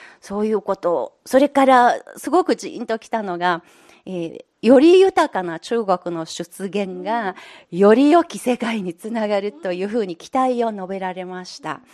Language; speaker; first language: Japanese; non-native, fluent; Chinese